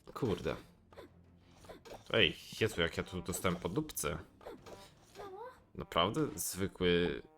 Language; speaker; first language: Polish; native; Polish